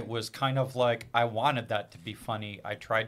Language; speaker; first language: English; native; English